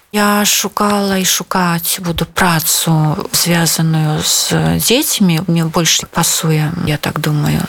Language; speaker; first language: Belarusian; non-native, local second language; Russian